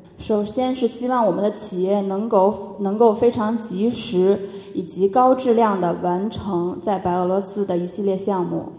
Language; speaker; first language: Chinese; native; Chinese